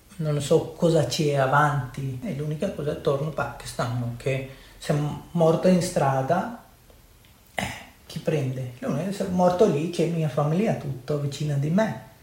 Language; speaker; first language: Italian; non-native, learner; Urdu